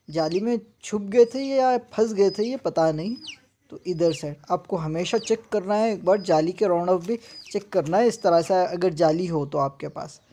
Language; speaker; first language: Hindi; non-native, local second language; Urdu